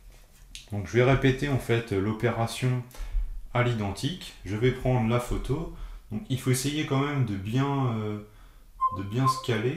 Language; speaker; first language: French; native; French